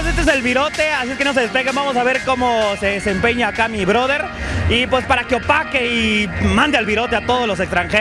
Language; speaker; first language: Spanish; native; Spanish